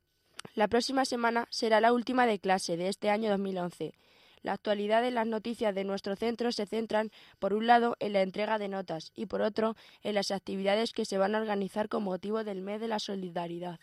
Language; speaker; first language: Spanish; native; Spanish